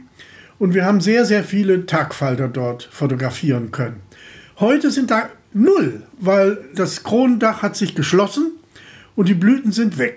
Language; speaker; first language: German; native; German